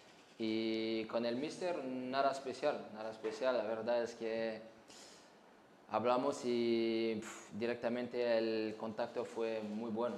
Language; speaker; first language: Spanish; non-native, learner; French